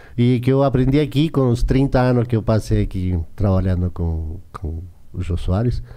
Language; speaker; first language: Portuguese; non-native, fluent; Spanish